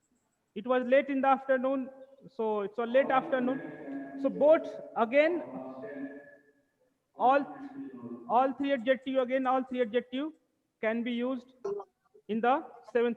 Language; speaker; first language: English; non-native, local second language; Hindi